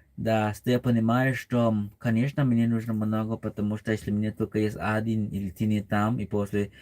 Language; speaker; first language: Russian; non-native, learner; English